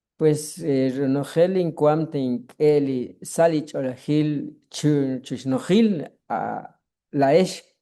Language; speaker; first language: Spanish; non-native, local second language; Kʼicheʼ